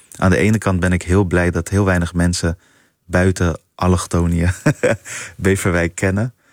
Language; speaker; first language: Dutch; early bilingual, other home language; Persian